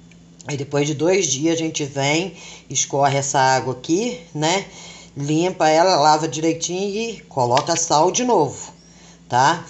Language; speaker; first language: Portuguese; native; Portuguese